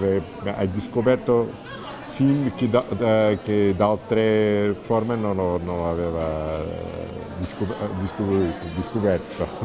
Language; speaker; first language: Italian; non-native, learner; Portuguese